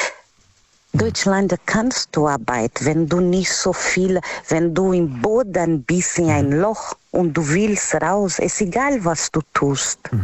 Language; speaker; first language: German; non-native, learner; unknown